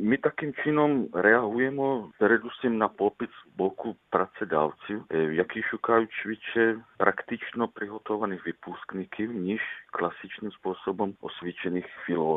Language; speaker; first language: Ukrainian; non-native, fluent; Czech